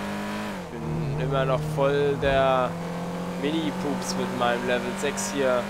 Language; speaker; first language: German; native; German